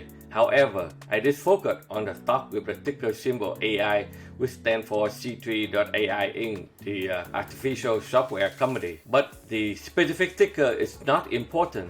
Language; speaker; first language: English; non-native, fluent; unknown